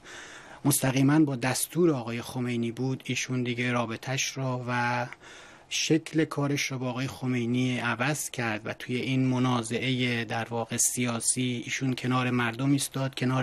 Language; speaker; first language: Persian; native; Persian